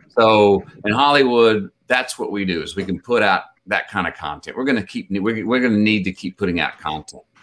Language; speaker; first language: English; native; English